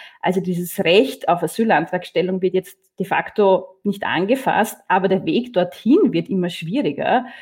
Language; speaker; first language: German; native; German